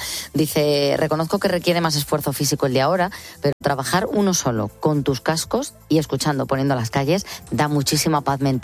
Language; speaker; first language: Spanish; native; Spanish